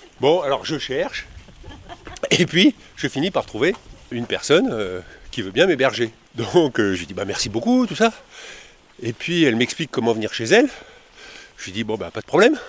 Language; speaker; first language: French; native; French